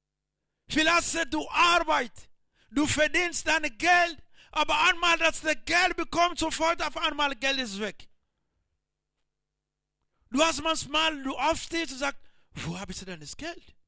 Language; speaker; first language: German; non-native, learner; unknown